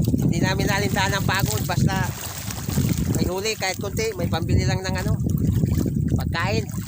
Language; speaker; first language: Filipino; non-native, local second language; Bikol